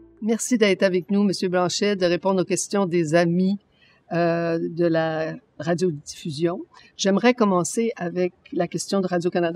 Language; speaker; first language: French; native; French